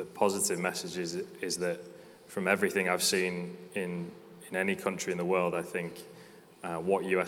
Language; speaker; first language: English; native; English